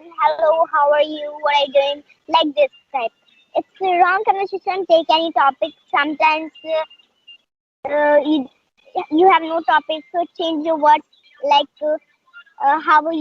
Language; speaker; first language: English; non-native, learner; Hindi